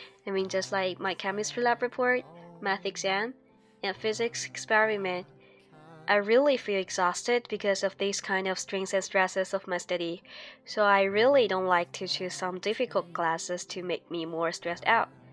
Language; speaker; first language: English; non-native, fluent; Chinese